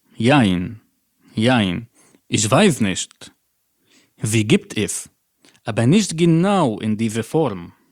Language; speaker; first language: German; non-native, fluent; Arabic